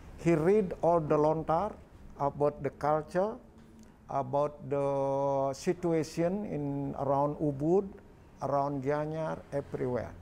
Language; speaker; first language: English; non-native, learner; Balinese